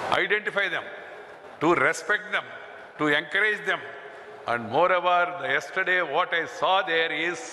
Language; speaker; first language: Hindi; non-native, local second language; Telugu